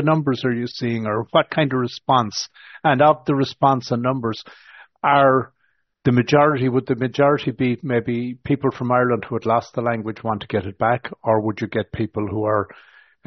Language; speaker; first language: English; native; English